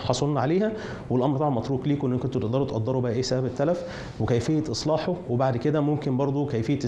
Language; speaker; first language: Arabic; native; Arabic